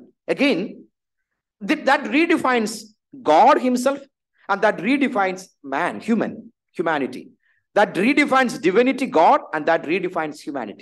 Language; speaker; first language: English; non-native, local second language; Malayalam